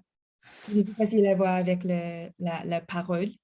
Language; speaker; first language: French; non-native, learner; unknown